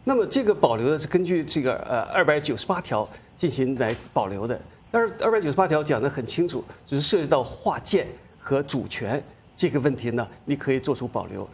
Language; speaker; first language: Chinese; native; Chinese